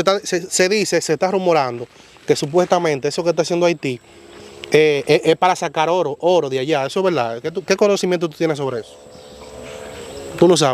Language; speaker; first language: Spanish; native; Spanish